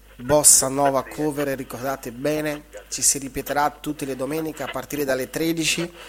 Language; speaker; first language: Italian; non-native, fluent; Portuguese